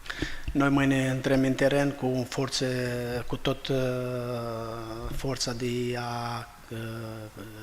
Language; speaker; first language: Romanian; non-native, fluent; Albanian